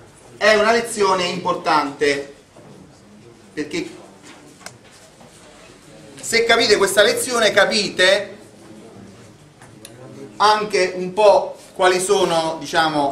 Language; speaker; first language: Italian; native; Italian